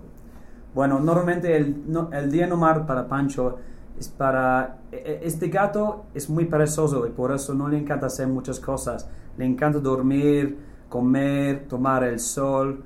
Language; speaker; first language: Spanish; non-native, fluent; English